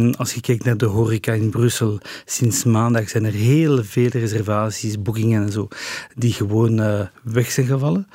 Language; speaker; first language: Dutch; non-native, local second language; French